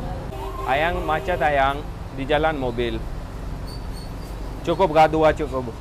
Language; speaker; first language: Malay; non-native, fluent; Urdu